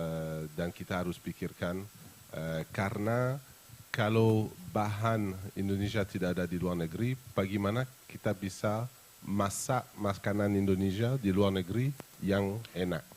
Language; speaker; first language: Indonesian; non-native, fluent; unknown